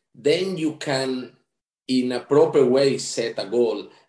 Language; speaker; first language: English; non-native, fluent; Spanish